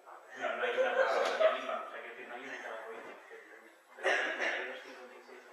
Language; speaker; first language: Spanish; native; Spanish